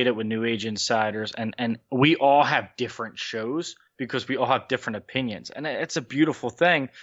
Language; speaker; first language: English; native; English